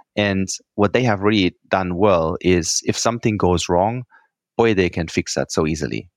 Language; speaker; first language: English; non-native, fluent; German